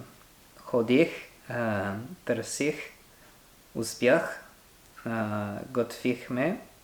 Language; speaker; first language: Bulgarian; non-native, learner; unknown